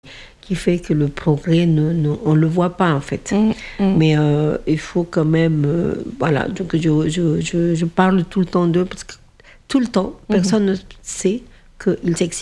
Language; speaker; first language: French; non-native, fluent; Spanish